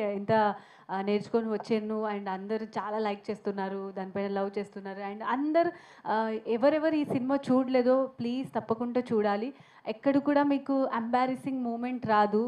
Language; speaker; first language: Telugu; non-native, fluent; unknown